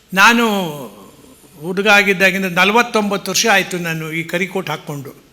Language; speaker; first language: Kannada; early bilingual, heritage; Kannada